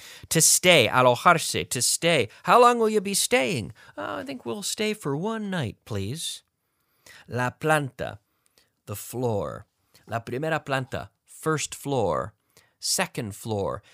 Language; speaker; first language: English; native; English